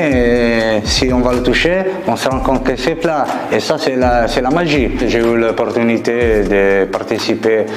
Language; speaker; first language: French; non-native, fluent; Italian